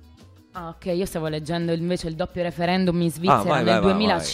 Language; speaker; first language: Italian; native; Italian